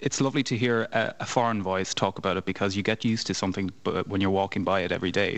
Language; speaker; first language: English; native; English